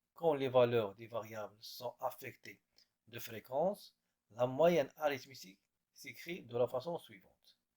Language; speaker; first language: French; non-native, local second language; Arabic